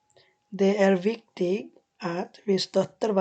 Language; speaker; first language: Swedish; non-native, fluent; Bangla